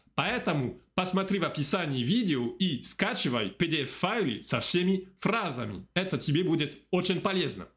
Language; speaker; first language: Russian; non-native, fluent; French